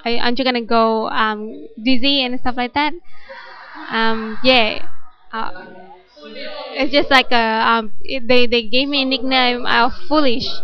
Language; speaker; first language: English; non-native, fluent; Indonesian